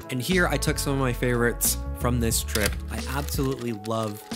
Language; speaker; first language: English; native; English